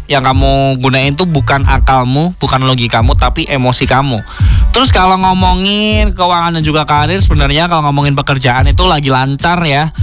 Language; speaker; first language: Indonesian; native; Indonesian